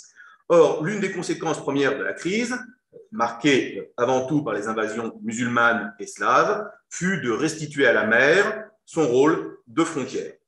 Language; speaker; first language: French; native; French